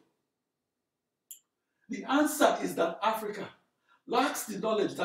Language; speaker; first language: English; non-native, local second language; Igbo